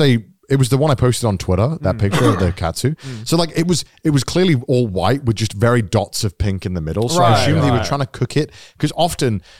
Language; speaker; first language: English; native; English